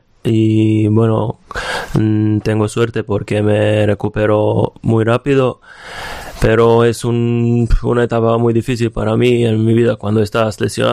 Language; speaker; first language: Spanish; non-native, fluent; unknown